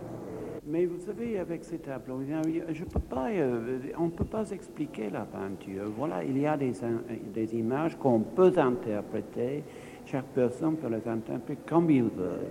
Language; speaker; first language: French; non-native, fluent; English